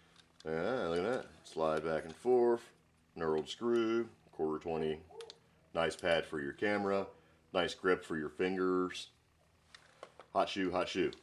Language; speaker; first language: English; native; English